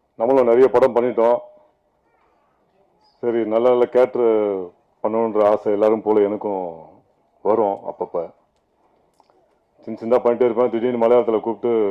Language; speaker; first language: Tamil; native; Tamil